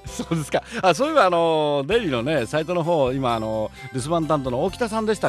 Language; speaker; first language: Japanese; native; Japanese